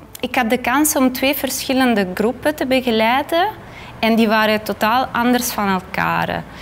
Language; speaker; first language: Dutch; non-native, fluent; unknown